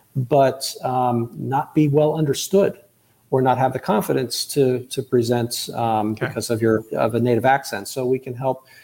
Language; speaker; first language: English; native; English